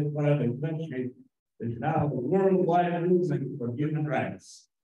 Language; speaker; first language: English; native; English